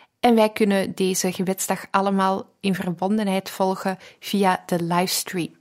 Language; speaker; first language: Dutch; native; Dutch